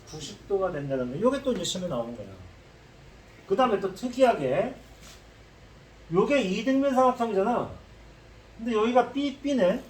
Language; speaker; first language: Korean; native; Korean